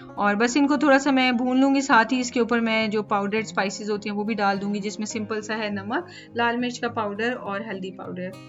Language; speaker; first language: Urdu; non-native, local second language; Punjabi